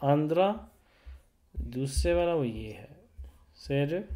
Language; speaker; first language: Swedish; non-native, learner; Urdu